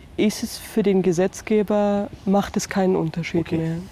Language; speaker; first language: German; native; German